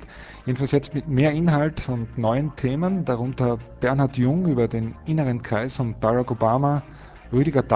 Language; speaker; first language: German; native; German